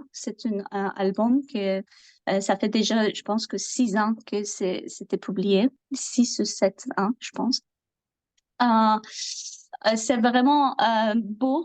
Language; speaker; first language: French; non-native, learner; Persian